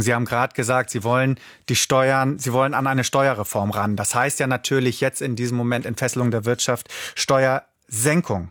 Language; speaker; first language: German; native; German